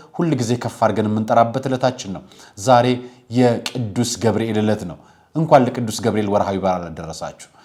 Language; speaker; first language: Amharic; native; Amharic